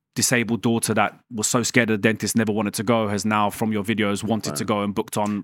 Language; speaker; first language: English; native; English